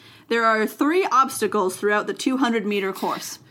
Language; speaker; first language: English; native; English